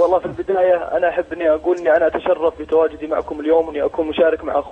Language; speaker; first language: Arabic; native; Arabic